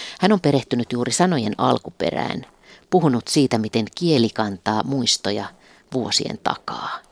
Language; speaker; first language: Finnish; native; Finnish